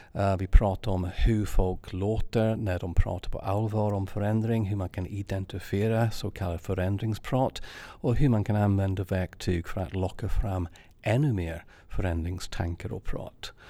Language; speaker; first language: Swedish; non-native, fluent; English